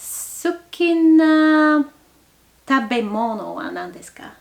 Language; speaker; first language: Japanese; non-native, learner; Bulgarian